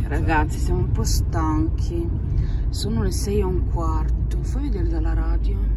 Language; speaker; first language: Italian; native; Italian